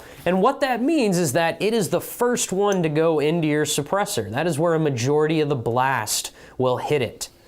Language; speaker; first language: English; native; English